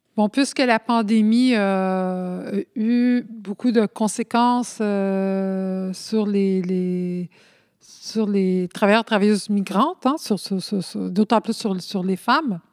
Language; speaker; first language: French; early bilingual, other home language; Spanish